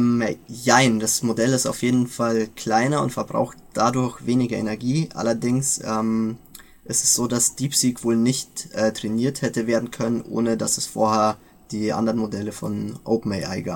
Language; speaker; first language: German; native; German